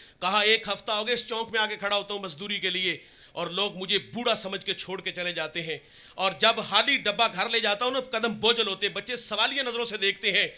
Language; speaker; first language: Urdu; non-native, local second language; Punjabi